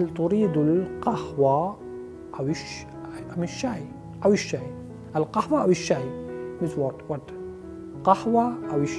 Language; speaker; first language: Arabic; non-native, fluent; Urdu